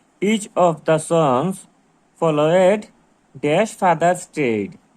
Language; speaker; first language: English; non-native, local second language; Bangla